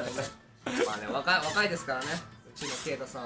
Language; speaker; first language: Japanese; native; Japanese